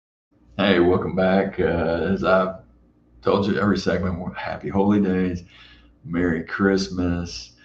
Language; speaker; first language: English; native; English